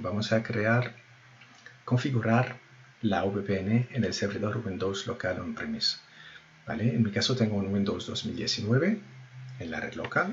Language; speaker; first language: Spanish; non-native, fluent; French